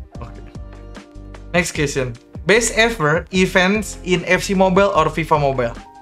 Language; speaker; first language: English; non-native, learner; Indonesian